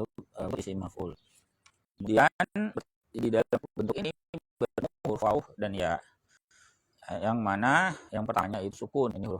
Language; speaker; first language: Indonesian; native; Indonesian